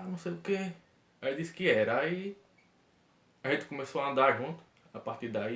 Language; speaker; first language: Portuguese; native; Portuguese